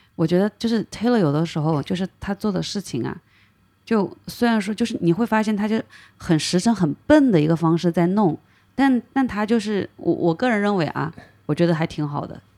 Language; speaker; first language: Chinese; native; Chinese